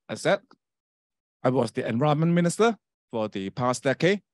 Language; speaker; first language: English; non-native, local second language; Chinese